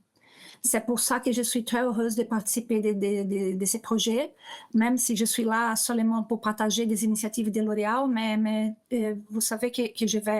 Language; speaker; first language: French; non-native, learner; Portuguese